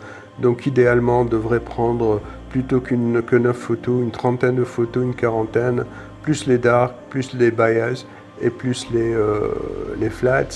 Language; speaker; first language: French; native; French